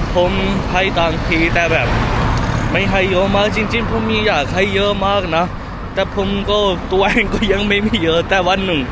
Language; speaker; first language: Thai; non-native, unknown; Punjabi